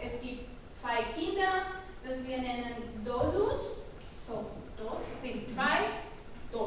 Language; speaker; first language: German; non-native, learner; Catalan